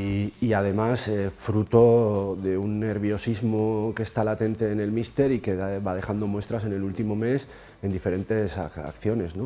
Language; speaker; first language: Spanish; native; Spanish